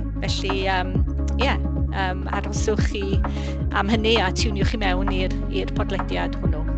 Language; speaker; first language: Welsh; native; Welsh